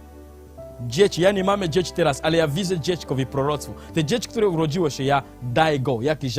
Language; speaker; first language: Polish; non-native, learner; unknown